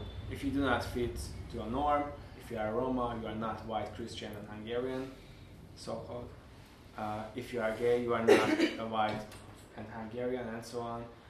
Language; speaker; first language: English; non-native, fluent; Hungarian